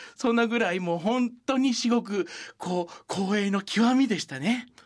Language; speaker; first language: Japanese; native; Japanese